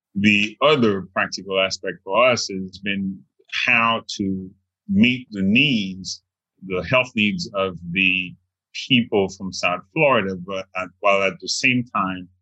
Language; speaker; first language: English; non-native, fluent; Haitian Creole